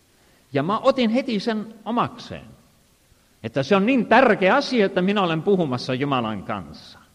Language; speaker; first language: Finnish; non-native, fluent; Estonian